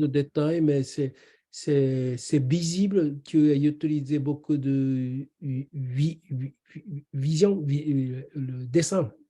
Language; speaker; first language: French; non-native, learner; Japanese